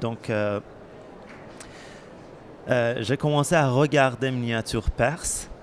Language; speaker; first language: French; non-native, fluent; Persian